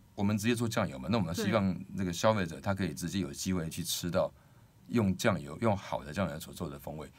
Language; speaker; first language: Chinese; native; Chinese